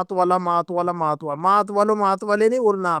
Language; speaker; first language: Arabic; non-native, fluent; Urdu